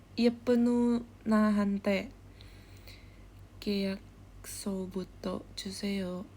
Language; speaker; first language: Korean; non-native, learner; Indonesian